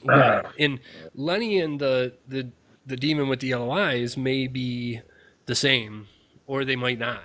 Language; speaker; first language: English; native; English